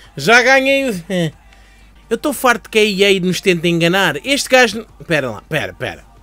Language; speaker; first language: Portuguese; native; Portuguese